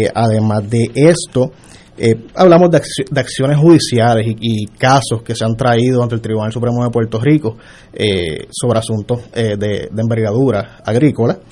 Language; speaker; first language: Spanish; native; Spanish